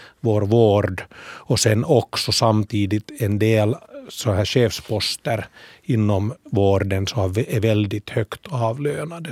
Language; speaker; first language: Swedish; native; Swedish